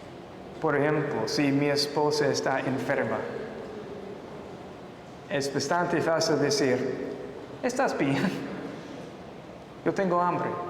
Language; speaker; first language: Spanish; non-native, fluent; English